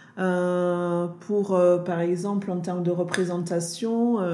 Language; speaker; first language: French; native; French